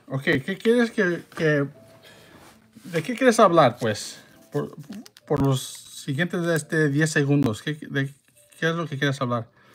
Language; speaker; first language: Spanish; early bilingual, heritage; Spanish